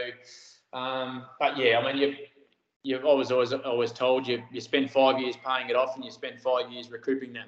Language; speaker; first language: English; native; English